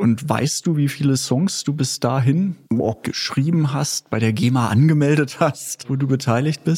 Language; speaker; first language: German; native; German